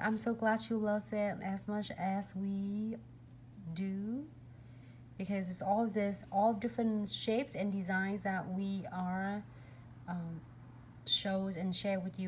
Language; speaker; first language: English; non-native, fluent; Vietnamese